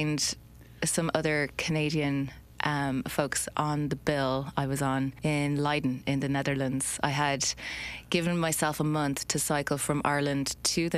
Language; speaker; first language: English; native; English